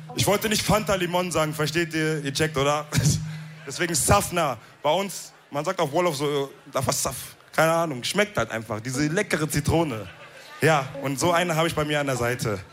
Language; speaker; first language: German; early bilingual, other home language; Wolof